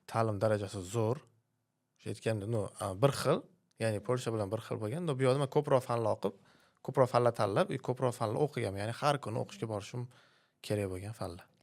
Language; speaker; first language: Uzbek; native; Uzbek